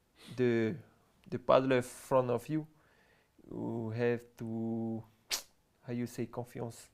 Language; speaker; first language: English; non-native, learner; French